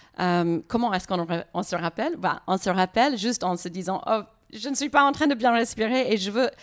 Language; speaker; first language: French; non-native, fluent; English